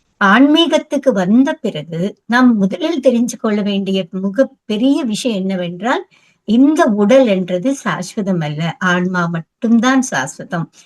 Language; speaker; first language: Tamil; non-native, local second language; Telugu